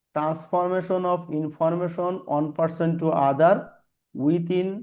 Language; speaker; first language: English; non-native, local second language; Bangla